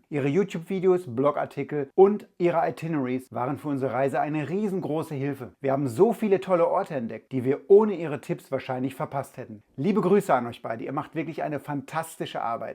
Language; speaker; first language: German; native; German